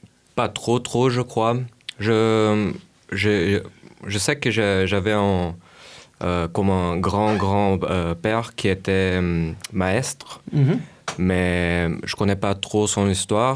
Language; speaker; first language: French; non-native, fluent; Portuguese